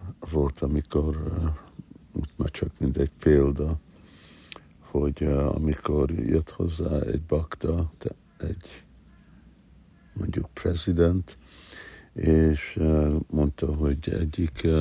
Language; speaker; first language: Hungarian; early bilingual, heritage; Hungarian